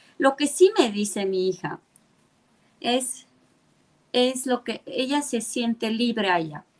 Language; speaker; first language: Spanish; non-native, fluent; Estonian